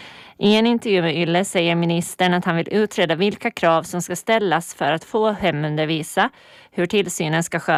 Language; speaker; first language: Swedish; native; Swedish